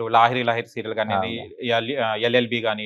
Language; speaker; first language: Telugu; native; Telugu